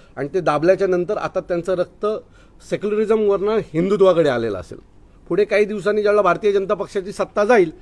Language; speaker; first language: Marathi; native; Marathi